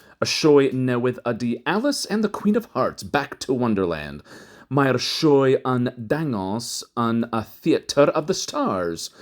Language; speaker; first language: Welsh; non-native, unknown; English